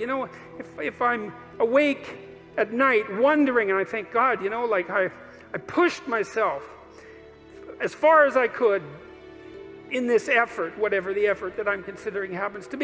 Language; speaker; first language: English; native; English